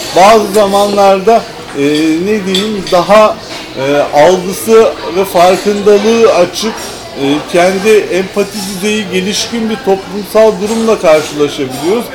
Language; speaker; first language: Turkish; native; Turkish